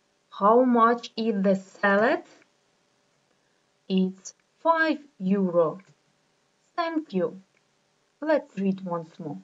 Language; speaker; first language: English; non-native, fluent; Ukrainian